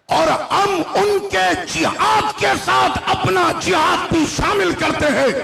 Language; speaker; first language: Urdu; native; Urdu